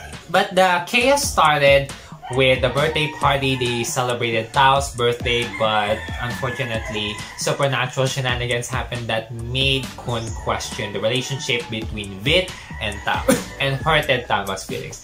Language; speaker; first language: English; non-native, local second language; Filipino